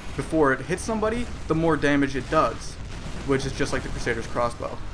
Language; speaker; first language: English; native; English